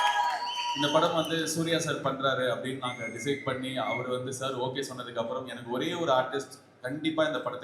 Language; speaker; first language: Tamil; native; Tamil